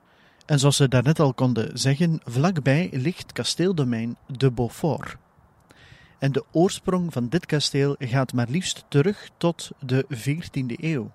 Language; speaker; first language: Dutch; native; Dutch